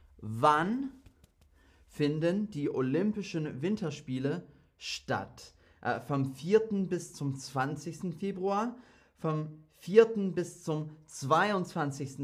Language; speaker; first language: German; non-native, fluent; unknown